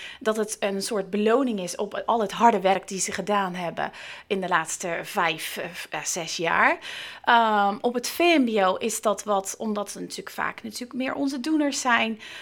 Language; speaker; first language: Dutch; non-native, fluent; English